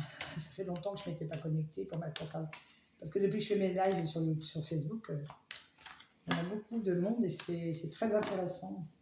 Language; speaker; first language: French; native; French